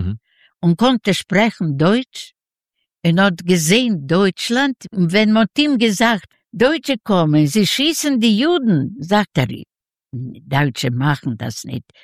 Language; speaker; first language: German; non-native, learner; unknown